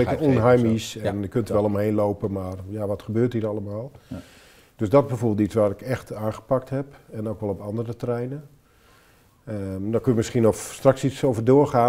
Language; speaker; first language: Dutch; native; Dutch